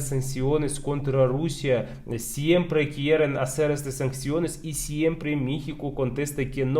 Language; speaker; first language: Spanish; non-native, fluent; Russian